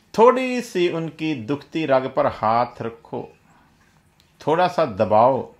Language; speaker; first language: Hindi; non-native, local second language; Punjabi